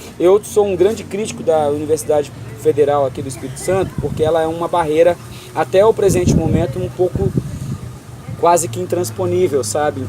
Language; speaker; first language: Portuguese; native; Portuguese